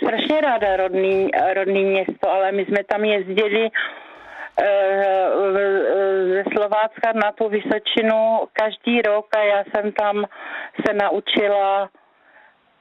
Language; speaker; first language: Czech; native; Czech